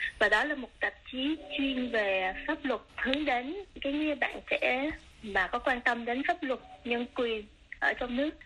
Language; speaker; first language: Vietnamese; early bilingual, other home language; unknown